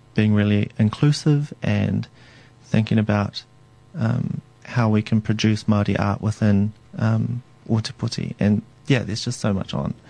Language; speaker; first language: English; native; English